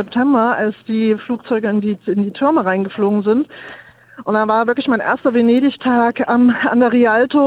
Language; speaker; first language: German; native; German